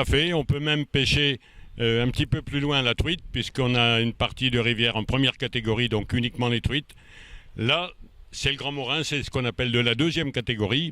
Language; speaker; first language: French; native; French